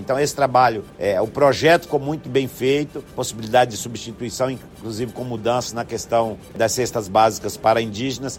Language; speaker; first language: Portuguese; native; Portuguese